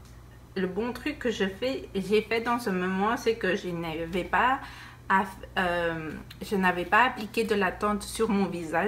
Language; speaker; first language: French; non-native, fluent; Spanish